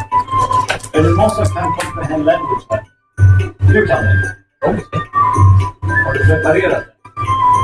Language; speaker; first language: Swedish; native; Swedish